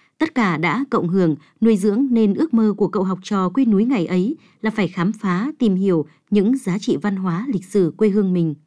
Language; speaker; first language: Vietnamese; native; Vietnamese